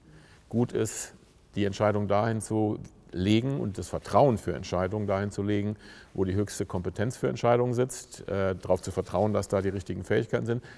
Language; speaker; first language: German; native; German